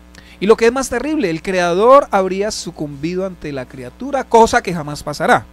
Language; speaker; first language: Spanish; native; Spanish